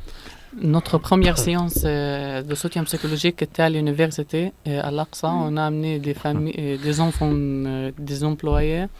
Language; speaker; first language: French; non-native, learner; Arabic